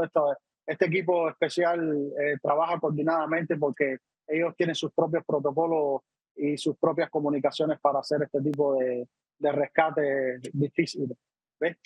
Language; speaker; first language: Spanish; native; Spanish